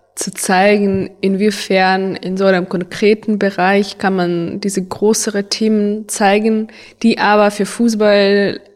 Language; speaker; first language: German; non-native, fluent; Ukrainian